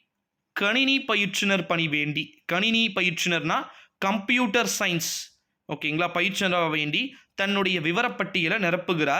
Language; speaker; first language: Tamil; native; Tamil